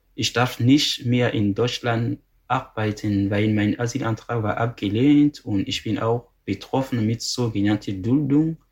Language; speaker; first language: German; non-native, learner; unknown